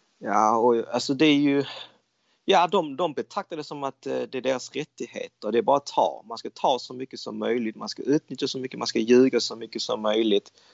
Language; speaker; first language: Swedish; early bilingual, other home language; Cantonese